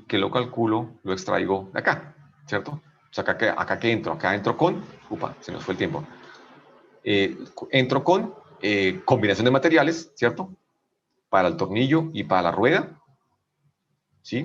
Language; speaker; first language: Spanish; native; Spanish